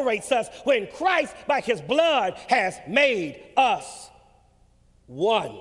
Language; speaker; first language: English; native; English